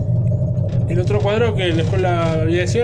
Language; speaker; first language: Spanish; native; Spanish